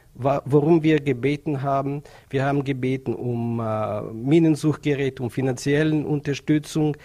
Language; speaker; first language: German; non-native, fluent; Ukrainian